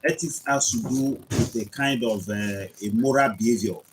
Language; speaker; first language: English; non-native, local second language; Yoruba